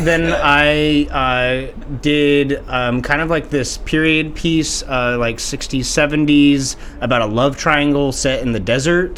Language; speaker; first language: English; native; English